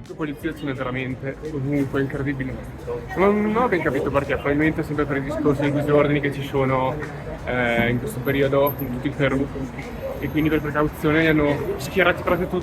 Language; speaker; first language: Italian; native; Italian